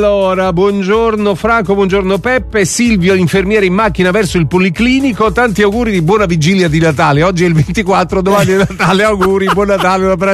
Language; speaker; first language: Italian; native; Italian